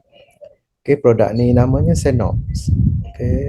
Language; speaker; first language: Malay; native; Malay